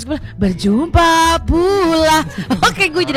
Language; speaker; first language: Indonesian; native; Indonesian